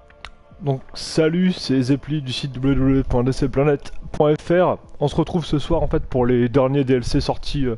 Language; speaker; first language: French; native; French